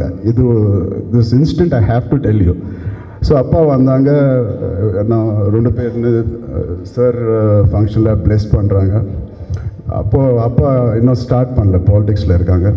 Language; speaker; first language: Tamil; non-native, learner; Telugu